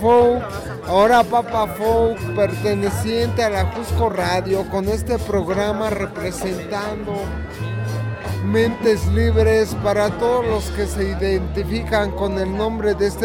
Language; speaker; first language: Spanish; native; Spanish